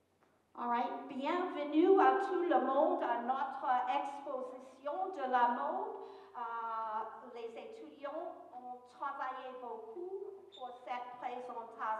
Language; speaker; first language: French; non-native, fluent; English